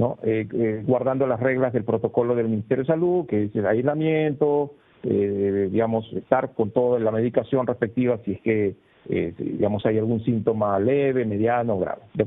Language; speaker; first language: Spanish; native; Spanish